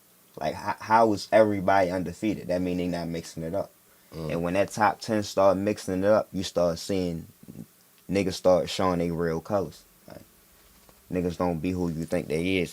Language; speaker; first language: English; native; English